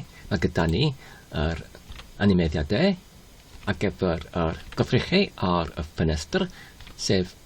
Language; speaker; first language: Welsh; non-native, learner; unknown